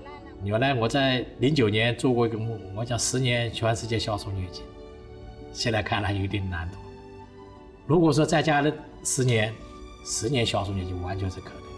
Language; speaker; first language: Chinese; native; Chinese